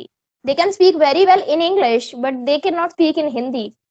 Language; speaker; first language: English; non-native, local second language; Hindi